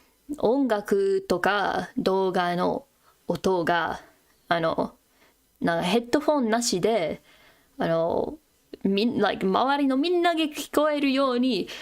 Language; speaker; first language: Japanese; non-native, fluent; English